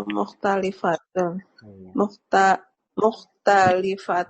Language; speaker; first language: Arabic; non-native, learner; Indonesian